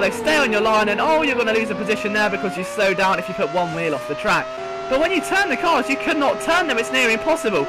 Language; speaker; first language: English; native; English